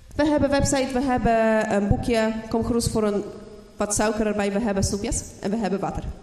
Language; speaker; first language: Dutch; non-native, fluent; Polish